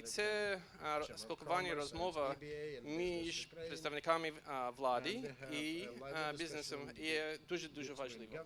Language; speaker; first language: Ukrainian; non-native, fluent; English